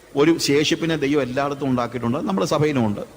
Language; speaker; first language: Malayalam; native; Malayalam